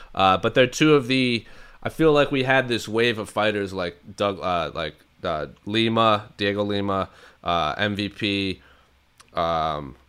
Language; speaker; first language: English; native; English